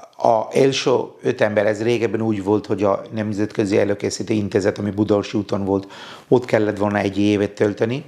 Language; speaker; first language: Hungarian; non-native, fluent; Bangla